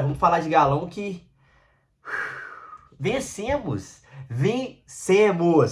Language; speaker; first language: Portuguese; native; Portuguese